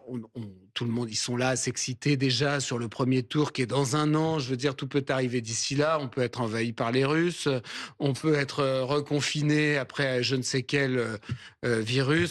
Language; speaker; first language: French; native; French